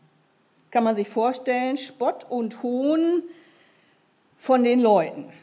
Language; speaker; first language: German; native; German